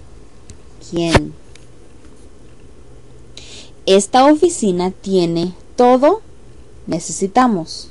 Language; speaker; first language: Spanish; non-native, fluent; English